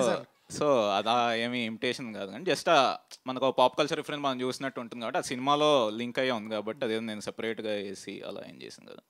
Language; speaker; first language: Telugu; native; Telugu